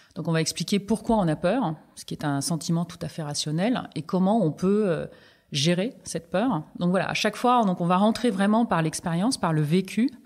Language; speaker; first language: French; native; French